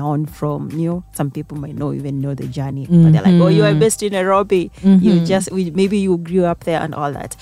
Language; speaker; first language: English; non-native, local second language; Gusii